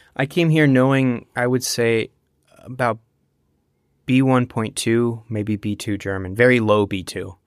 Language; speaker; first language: English; native; English